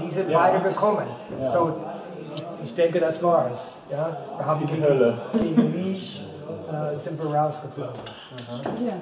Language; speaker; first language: German; non-native, fluent; English